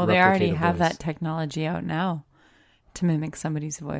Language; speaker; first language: English; native; English